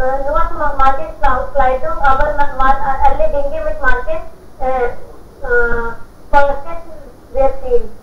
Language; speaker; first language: German; non-native, learner; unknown